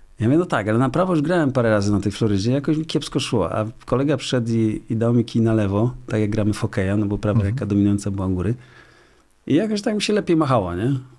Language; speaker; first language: Polish; native; Polish